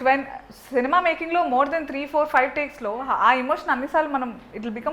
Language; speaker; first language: Telugu; native; Telugu